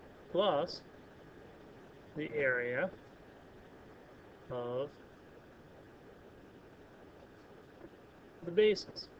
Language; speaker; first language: English; native; English